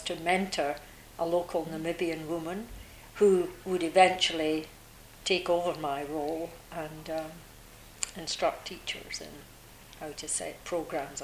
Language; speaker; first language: English; native; English